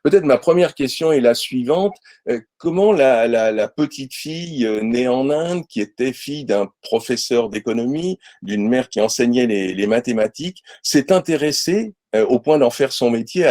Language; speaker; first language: French; native; French